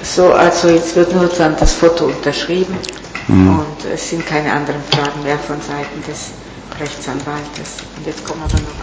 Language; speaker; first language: German; non-native, fluent; Italian